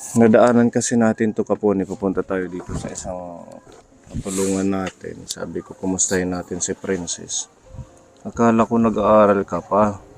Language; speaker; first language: Filipino; non-native, local second language; Waray